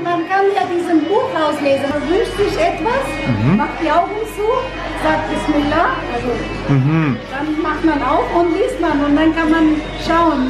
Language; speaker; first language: German; non-native, fluent; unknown